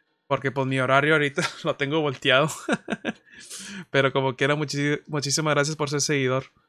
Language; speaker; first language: Spanish; early bilingual, heritage; Spanish